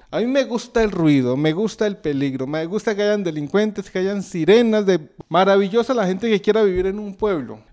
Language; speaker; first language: Spanish; native; Spanish